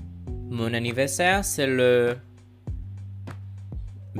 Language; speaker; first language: French; non-native, fluent; Portuguese